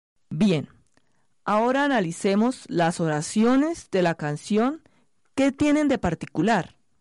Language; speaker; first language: Spanish; native; Spanish